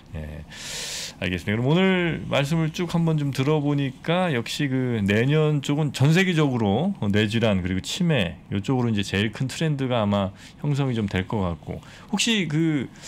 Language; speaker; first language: Korean; native; Korean